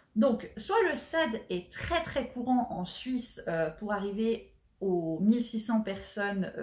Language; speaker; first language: French; native; French